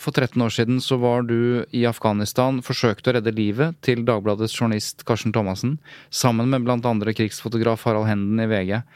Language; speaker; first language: Norwegian; native; Norwegian